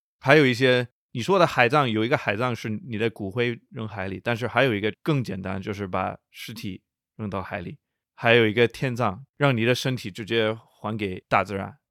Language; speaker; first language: Chinese; non-native, fluent; English